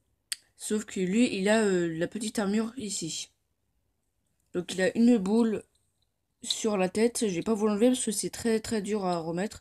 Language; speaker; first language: French; native; French